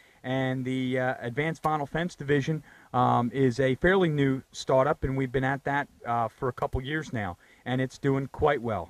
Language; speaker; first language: English; native; English